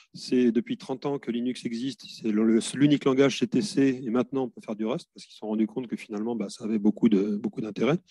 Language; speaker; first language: French; native; French